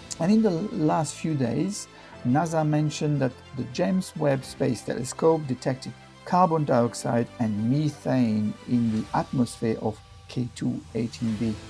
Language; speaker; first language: English; non-native, fluent; French